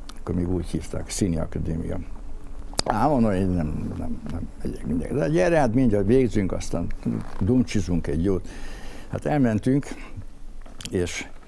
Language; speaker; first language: Hungarian; non-native, local second language; Croatian